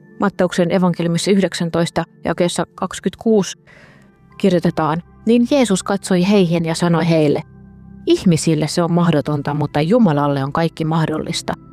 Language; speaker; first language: Finnish; native; Finnish